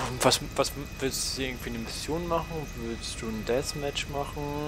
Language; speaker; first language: German; native; German